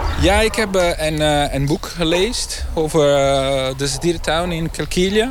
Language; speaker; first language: Dutch; non-native, learner; Italian